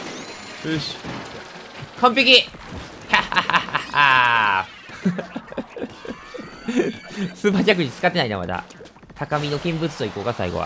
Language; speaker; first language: Japanese; native; Japanese